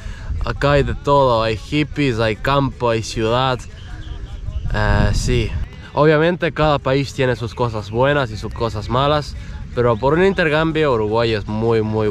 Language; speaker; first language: Spanish; non-native, fluent; Estonian